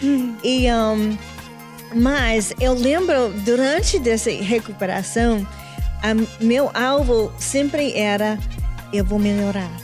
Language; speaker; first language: Portuguese; non-native, fluent; English